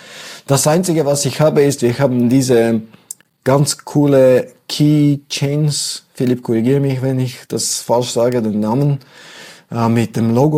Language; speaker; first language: German; non-native, fluent; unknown